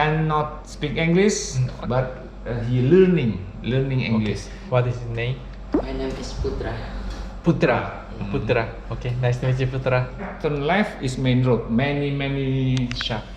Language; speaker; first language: English; non-native, learner; Korean